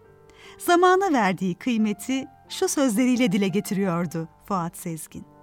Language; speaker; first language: Turkish; native; Turkish